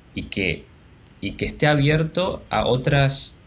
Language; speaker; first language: Spanish; native; Spanish